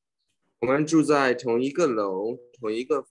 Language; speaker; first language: Chinese; non-native, learner; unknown